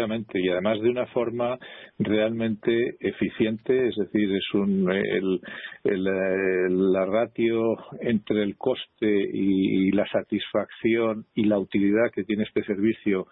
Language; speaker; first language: Spanish; native; Spanish